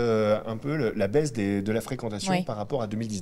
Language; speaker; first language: French; native; French